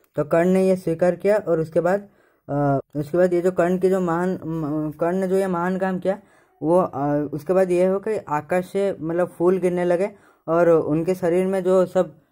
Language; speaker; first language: Hindi; native; Hindi